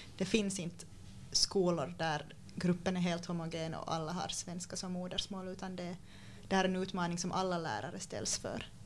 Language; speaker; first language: Swedish; native; Swedish